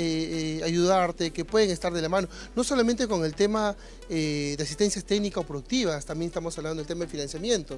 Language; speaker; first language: Spanish; native; Spanish